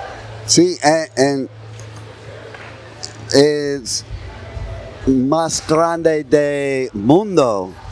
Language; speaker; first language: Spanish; non-native, learner; English